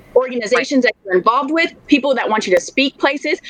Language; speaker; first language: English; native; English